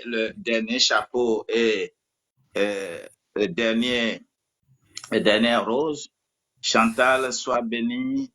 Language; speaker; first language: French; non-native, local second language; Ewe